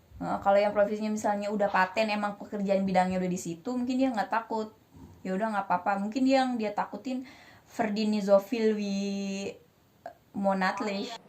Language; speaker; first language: Indonesian; native; Indonesian